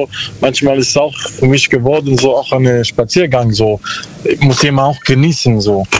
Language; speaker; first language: German; non-native, learner; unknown